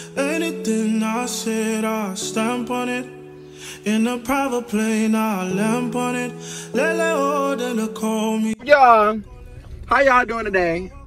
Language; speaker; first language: English; native; English